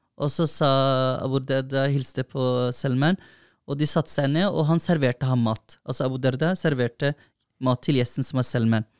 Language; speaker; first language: Norwegian; early bilingual, other home language; Somali